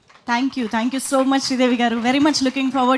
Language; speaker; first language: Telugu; native; Telugu